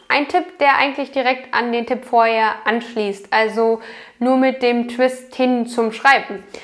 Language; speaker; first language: German; native; German